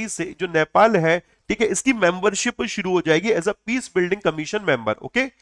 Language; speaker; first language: Hindi; native; Hindi